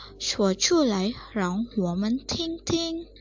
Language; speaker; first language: Chinese; non-native, learner; Indonesian